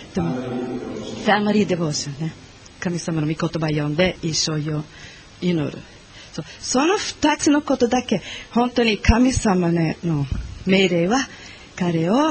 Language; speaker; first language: Japanese; non-native, learner; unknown